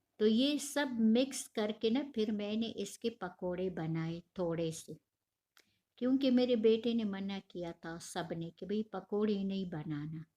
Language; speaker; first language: Urdu; non-native, local second language; Pashto